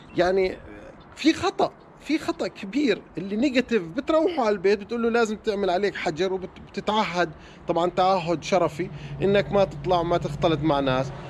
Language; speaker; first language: Arabic; native; Arabic